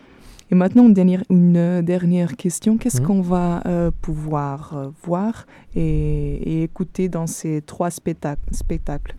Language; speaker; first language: French; non-native, fluent; Portuguese